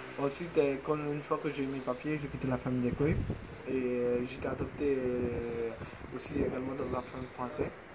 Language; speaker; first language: French; non-native, fluent; Bangla